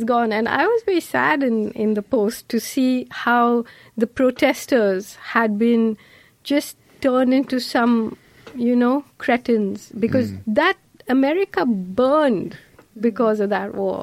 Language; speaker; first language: English; non-native, local second language; Malayalam